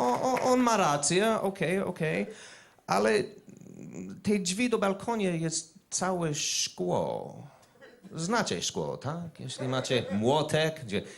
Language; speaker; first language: Polish; non-native, learner; English